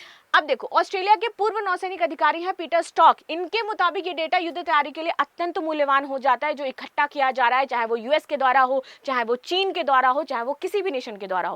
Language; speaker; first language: Hindi; native; Hindi